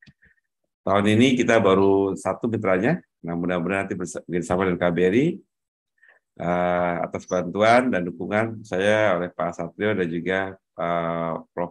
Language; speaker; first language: Indonesian; native; Indonesian